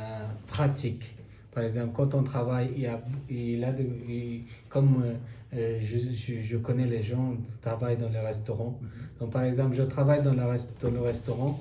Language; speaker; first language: French; non-native, learner; Bangla